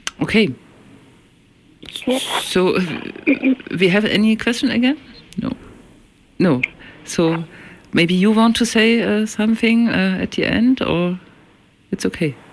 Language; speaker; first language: English; non-native, learner; German